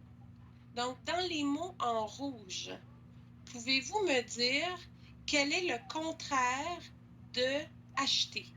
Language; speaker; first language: French; native; French